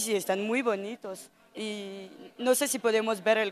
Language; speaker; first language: Spanish; non-native, learner; French